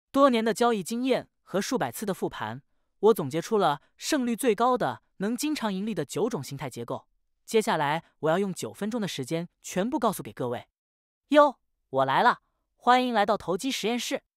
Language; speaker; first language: Chinese; native; Chinese